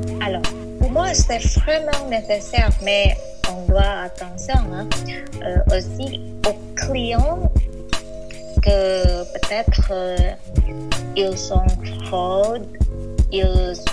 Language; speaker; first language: French; non-native, learner; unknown